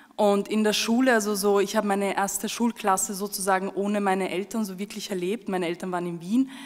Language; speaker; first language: German; early bilingual, other home language; Romany